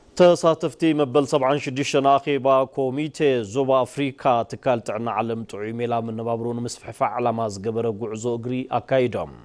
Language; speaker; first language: Tigrinya; native; Tigrinya